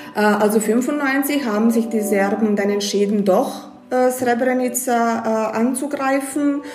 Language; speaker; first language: German; non-native, fluent; Bosnian